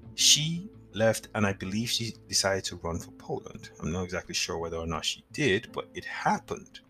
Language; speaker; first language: English; non-native, local second language; Yoruba